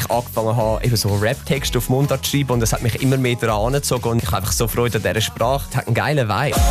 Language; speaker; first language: German; native; German